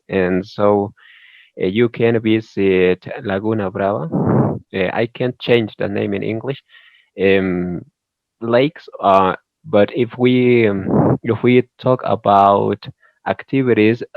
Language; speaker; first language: English; non-native, learner; Spanish